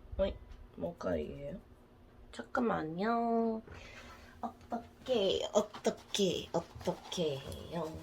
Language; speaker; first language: Korean; non-native, learner; English